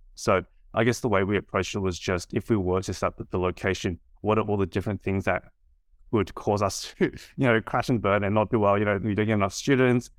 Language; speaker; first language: English; native; English